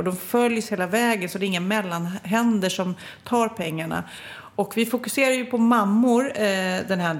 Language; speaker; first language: Swedish; native; Swedish